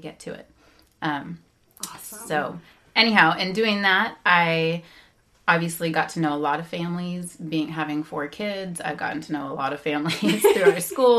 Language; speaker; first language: English; native; English